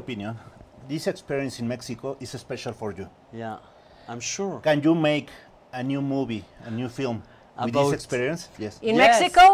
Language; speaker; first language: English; non-native, learner; Spanish